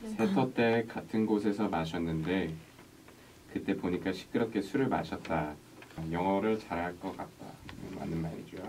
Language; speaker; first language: Korean; early bilingual, heritage; Korean